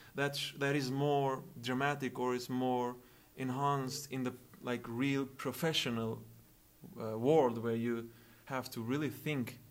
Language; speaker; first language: English; non-native, fluent; Albanian